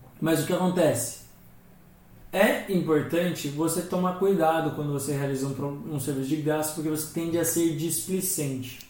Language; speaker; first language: Portuguese; native; Portuguese